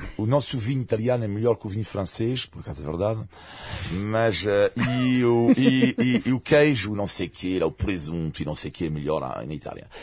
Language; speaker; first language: Portuguese; non-native, fluent; French